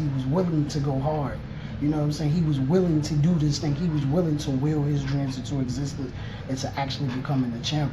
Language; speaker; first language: English; native; English